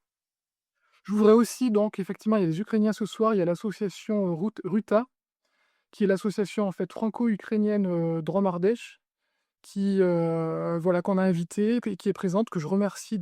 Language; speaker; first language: French; native; French